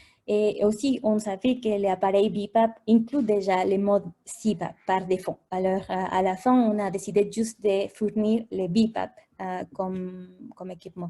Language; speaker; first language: French; non-native, fluent; Spanish